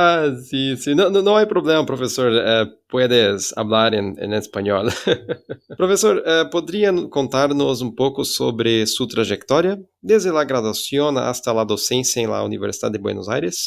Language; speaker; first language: Spanish; non-native, fluent; Portuguese